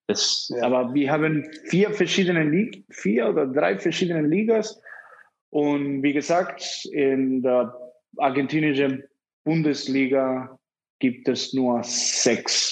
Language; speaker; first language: German; non-native, fluent; Spanish